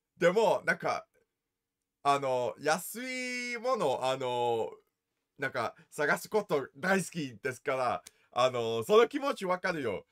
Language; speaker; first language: Japanese; non-native, learner; English